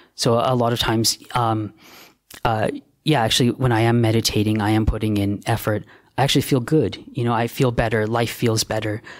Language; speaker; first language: English; native; English